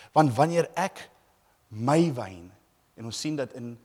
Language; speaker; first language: Afrikaans; native; Afrikaans